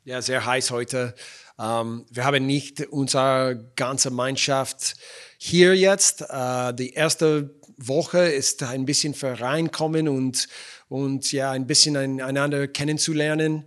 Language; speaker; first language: German; non-native, fluent; English